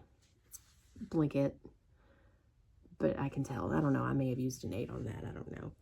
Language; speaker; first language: English; native; English